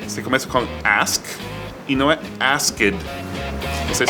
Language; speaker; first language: Portuguese; non-native, fluent; English